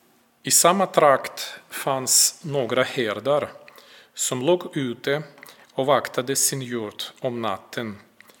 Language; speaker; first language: Swedish; non-native, fluent; Russian